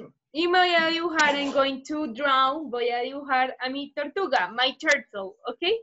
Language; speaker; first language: Spanish; native; Spanish